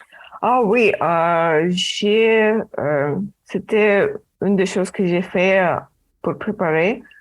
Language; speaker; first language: French; non-native, fluent; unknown